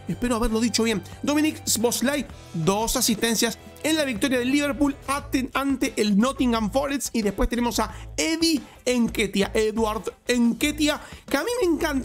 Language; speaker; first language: Spanish; native; Spanish